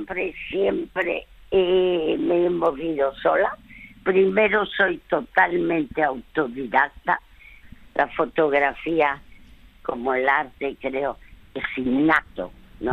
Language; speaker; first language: Spanish; early bilingual, other home language; French